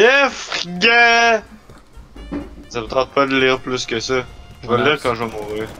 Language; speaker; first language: French; native; French